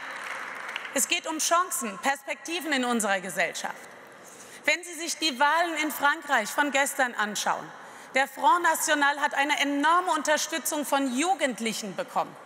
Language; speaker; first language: German; native; German